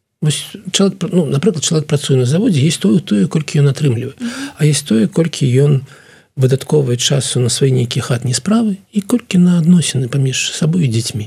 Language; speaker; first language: Belarusian; non-native, local second language; Russian